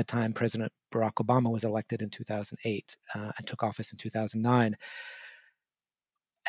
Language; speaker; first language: English; native; English